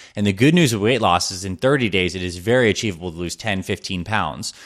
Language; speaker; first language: English; native; English